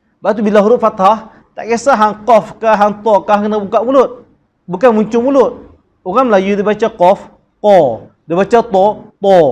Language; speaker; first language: Malay; native; Malay